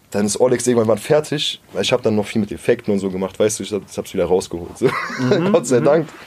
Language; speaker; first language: German; native; German